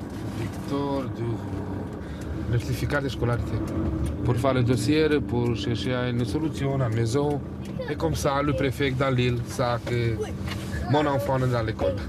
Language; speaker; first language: French; non-native, learner; Romanian